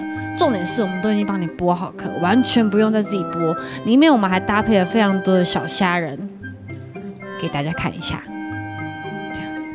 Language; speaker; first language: Chinese; native; Chinese